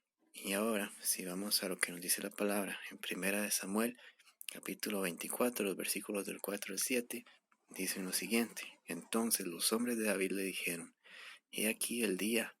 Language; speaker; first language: Spanish; native; Spanish